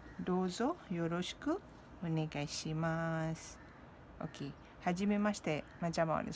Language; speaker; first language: Japanese; non-native, fluent; Malay